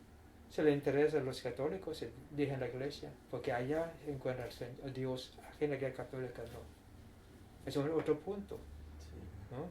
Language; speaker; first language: Spanish; non-native, fluent; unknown